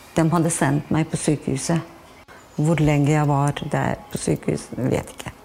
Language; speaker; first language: Norwegian; non-native, fluent; Albanian